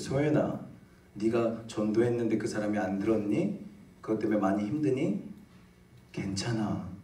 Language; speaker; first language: Korean; native; Korean